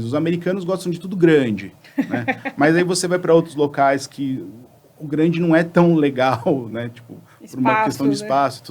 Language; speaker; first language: Portuguese; native; Portuguese